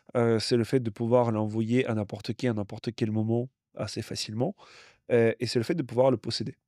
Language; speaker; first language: French; non-native, fluent; Russian